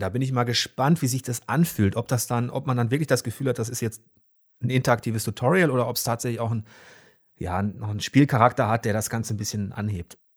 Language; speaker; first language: German; native; German